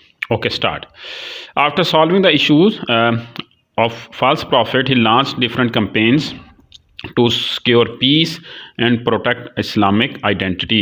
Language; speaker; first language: English; non-native, local second language; Urdu